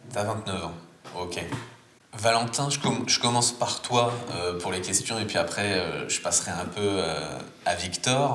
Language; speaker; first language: French; native; French